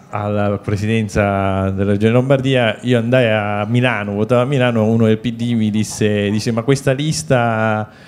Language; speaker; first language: Italian; native; Italian